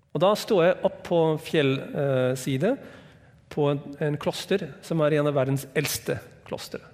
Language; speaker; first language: Norwegian; non-native, fluent; English